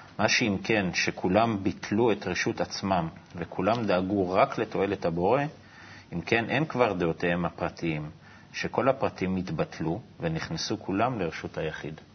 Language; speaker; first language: Hebrew; native; Hebrew